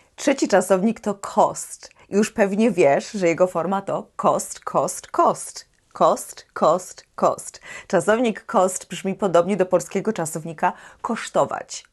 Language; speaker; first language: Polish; native; Polish